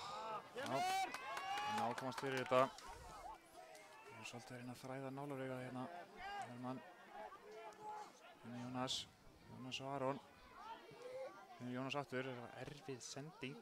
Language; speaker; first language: Icelandic; native; Icelandic